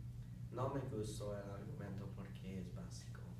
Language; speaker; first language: Spanish; non-native, learner; English